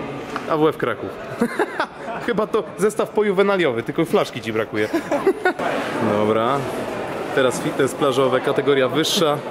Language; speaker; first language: Polish; native; Polish